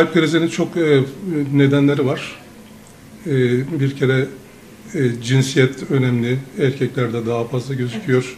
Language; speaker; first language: Turkish; native; Turkish